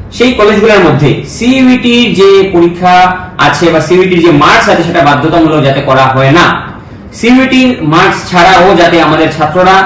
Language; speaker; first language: Bangla; native; Bangla